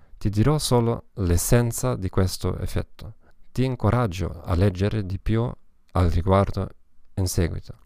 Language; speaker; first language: Italian; non-native, learner; German